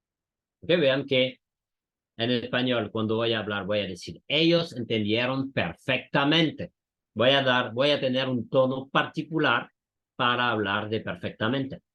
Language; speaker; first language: Spanish; non-native, fluent; French